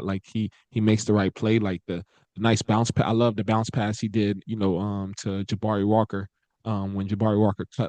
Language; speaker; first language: English; native; English